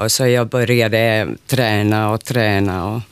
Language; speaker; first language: Swedish; non-native, local second language; Finnish